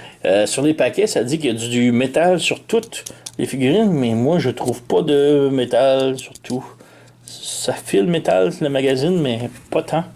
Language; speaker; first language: French; native; French